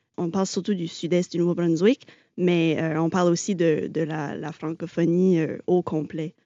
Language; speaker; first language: French; native; French